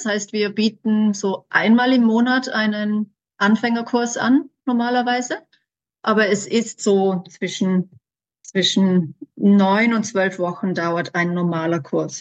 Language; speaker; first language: German; native; German